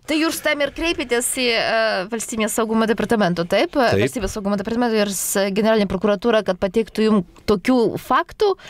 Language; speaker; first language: Lithuanian; non-native, local second language; Polish